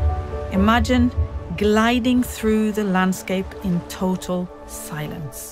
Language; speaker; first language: English; non-native, fluent; Norwegian